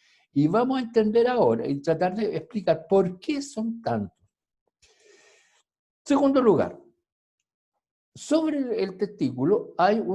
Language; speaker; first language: Spanish; native; Spanish